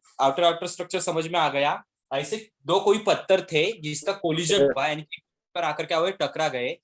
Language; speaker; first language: Hindi; non-native, local second language; Marathi